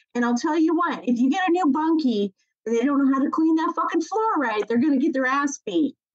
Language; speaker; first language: English; native; English